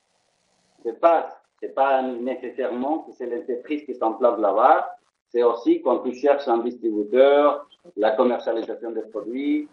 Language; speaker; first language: French; non-native, fluent; Spanish